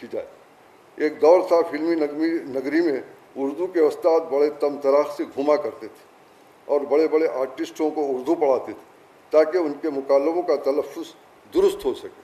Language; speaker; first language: Urdu; native; Urdu